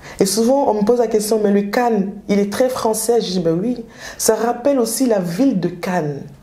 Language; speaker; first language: French; early bilingual, other home language; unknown